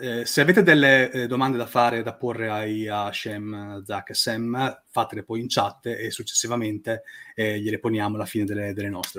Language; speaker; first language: Italian; native; Italian